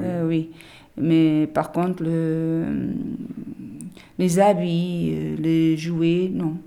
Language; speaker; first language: French; non-native, learner; Portuguese